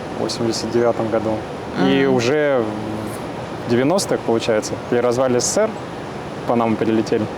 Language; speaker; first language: Russian; native; Russian